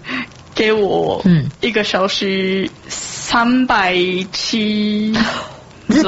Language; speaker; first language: Chinese; non-native, learner; Japanese